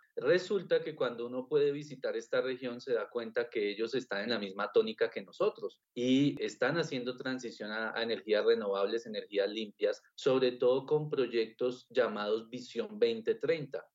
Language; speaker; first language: Spanish; native; Spanish